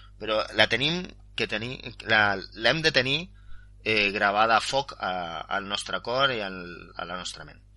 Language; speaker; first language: Catalan; non-native, local second language; Spanish